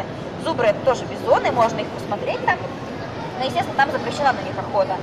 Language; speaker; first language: Russian; native; Russian